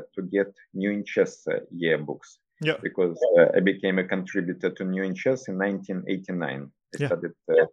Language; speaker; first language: English; non-native, fluent; Russian